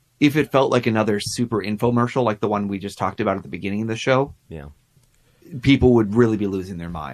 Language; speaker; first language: English; native; English